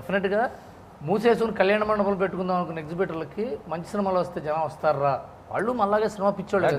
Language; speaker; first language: Telugu; native; Telugu